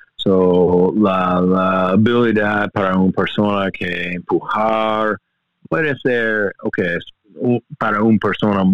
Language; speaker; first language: Spanish; non-native, learner; English